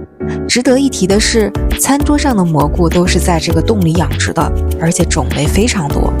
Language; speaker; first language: Chinese; native; Chinese